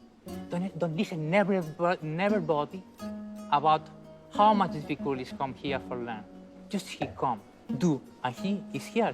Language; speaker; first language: English; non-native, learner; Spanish